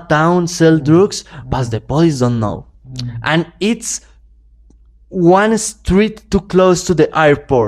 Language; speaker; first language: English; non-native, learner; Spanish